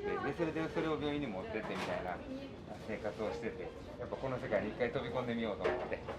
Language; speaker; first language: Japanese; native; Japanese